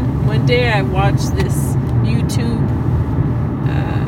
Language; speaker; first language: English; native; English